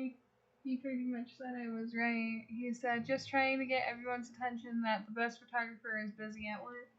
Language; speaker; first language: English; native; English